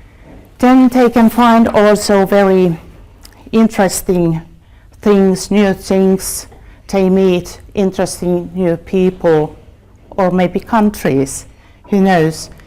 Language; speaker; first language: English; non-native, fluent; Finnish